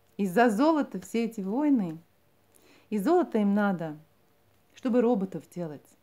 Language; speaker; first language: Russian; non-native, local second language; Latvian